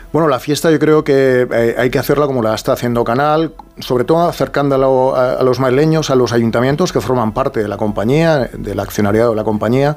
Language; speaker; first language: Spanish; native; Spanish